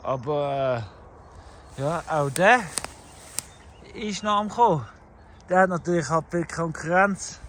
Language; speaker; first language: German; non-native, fluent; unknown